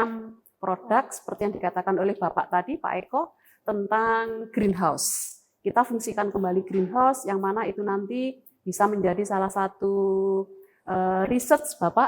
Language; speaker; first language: Indonesian; native; Indonesian